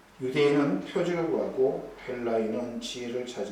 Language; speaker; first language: Korean; native; Korean